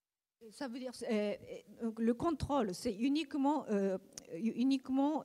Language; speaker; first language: French; non-native, learner; Japanese